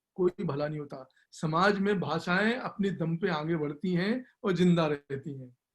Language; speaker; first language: Hindi; native; Hindi